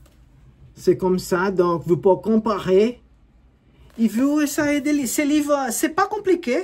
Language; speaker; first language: French; non-native, learner; Portuguese